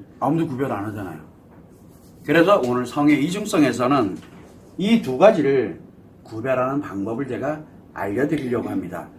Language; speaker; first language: Korean; native; Korean